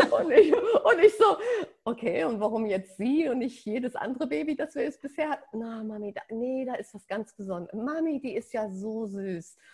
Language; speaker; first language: German; native; German